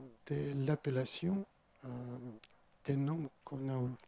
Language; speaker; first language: French; non-native, fluent; Russian